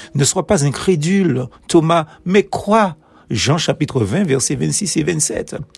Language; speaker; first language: French; native; French